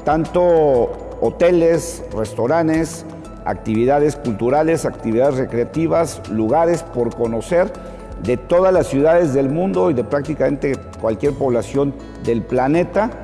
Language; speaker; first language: Spanish; native; Spanish